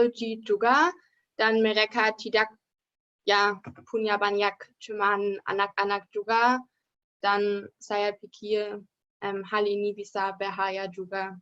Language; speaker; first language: Indonesian; non-native, learner; German